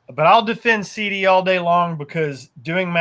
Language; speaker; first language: English; native; English